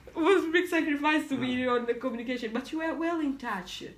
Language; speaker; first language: English; non-native, local second language; Swahili